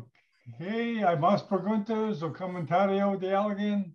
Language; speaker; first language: Spanish; non-native, learner; English